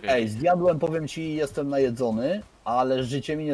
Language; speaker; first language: Polish; native; Polish